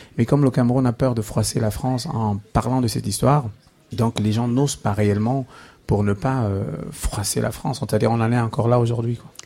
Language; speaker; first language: French; non-native, local second language; Basaa